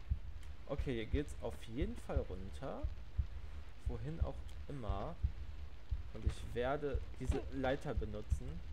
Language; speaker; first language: German; native; German